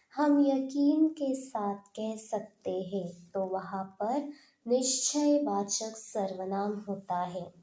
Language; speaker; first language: Hindi; non-native, local second language; Malayalam